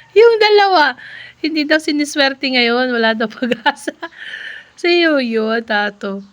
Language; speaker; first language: Filipino; non-native, local second language; Iloko